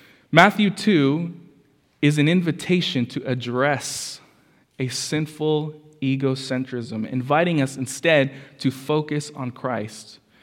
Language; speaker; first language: English; early bilingual, other home language; Spanish